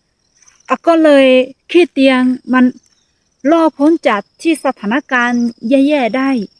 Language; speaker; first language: Thai; non-native, fluent; Akha